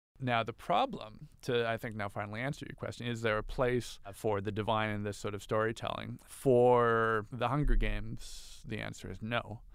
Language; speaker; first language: English; native; English